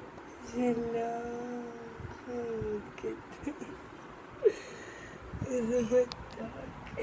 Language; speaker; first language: English; non-native, fluent; Hebrew